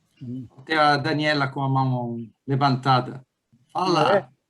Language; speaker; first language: Portuguese; non-native, fluent; Italian